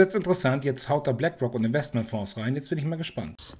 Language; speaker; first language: German; native; German